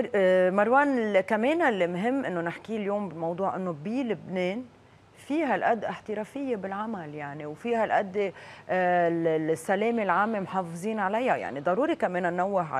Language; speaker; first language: Arabic; native; Arabic